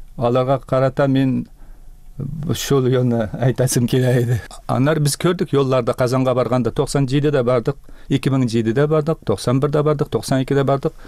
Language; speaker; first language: Tatar; early bilingual, heritage; Tatar